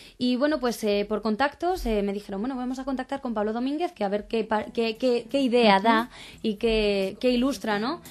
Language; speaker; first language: Spanish; native; Spanish